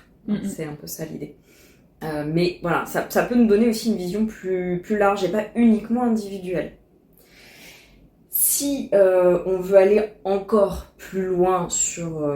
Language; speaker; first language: French; native; French